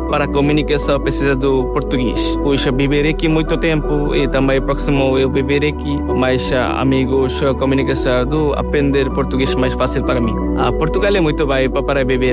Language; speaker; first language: Portuguese; non-native, learner; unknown